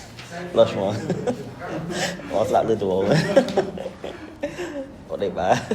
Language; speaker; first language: French; non-native, learner; Khmer